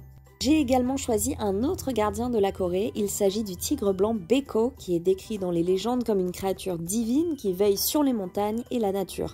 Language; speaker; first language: French; native; French